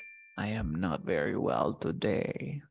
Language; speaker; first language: English; non-native, fluent; Spanish